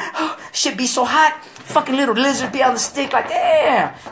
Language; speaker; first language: English; early bilingual, other home language; Spanish